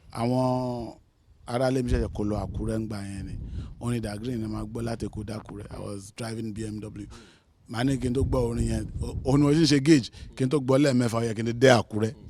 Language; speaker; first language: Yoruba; non-native, local second language; Igbo